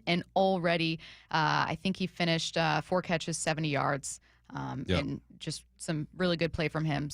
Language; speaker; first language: English; native; English